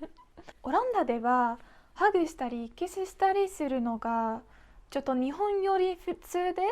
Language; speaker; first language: Japanese; non-native, fluent; Dutch